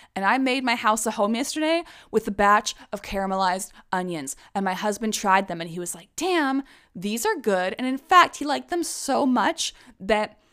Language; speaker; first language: English; early bilingual, other home language; Czech